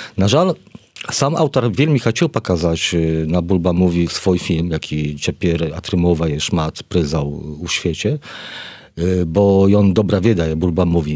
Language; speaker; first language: Polish; non-native, learner; Belarusian